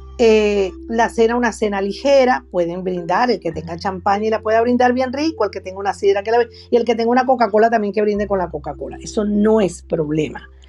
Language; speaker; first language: Spanish; native; Spanish